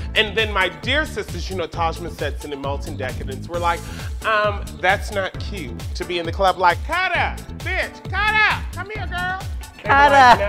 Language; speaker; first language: English; native; English